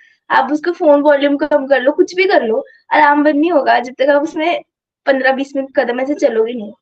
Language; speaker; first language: Hindi; native; Hindi